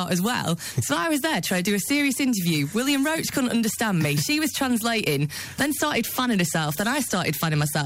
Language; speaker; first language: English; native; English